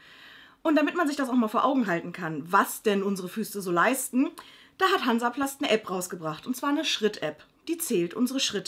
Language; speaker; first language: German; native; German